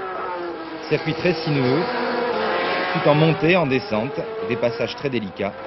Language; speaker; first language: French; native; French